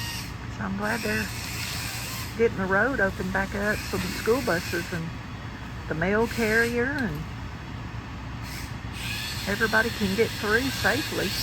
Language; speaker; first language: English; native; English